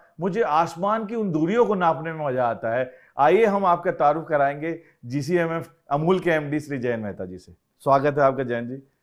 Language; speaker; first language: Hindi; native; Hindi